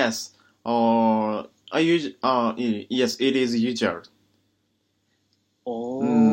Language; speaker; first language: English; non-native, learner; Japanese